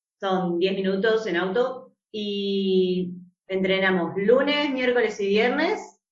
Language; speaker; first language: Spanish; native; Spanish